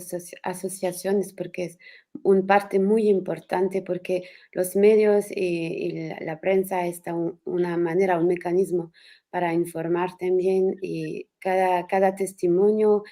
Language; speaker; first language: Spanish; non-native, learner; French